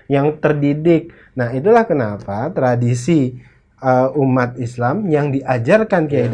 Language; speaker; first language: Indonesian; native; Indonesian